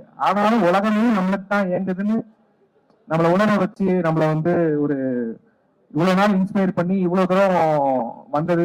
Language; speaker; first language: Tamil; native; Tamil